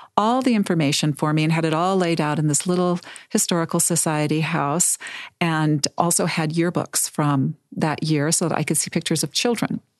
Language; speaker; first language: English; native; English